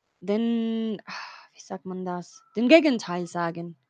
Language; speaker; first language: German; non-native, learner; Spanish